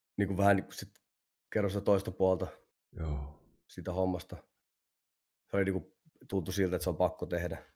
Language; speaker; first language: Finnish; native; Finnish